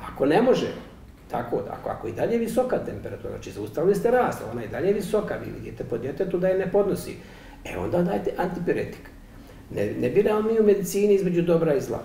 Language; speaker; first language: Bosnian; native; Bosnian